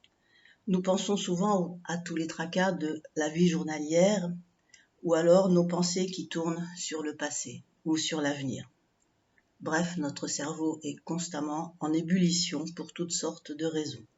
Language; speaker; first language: French; native; French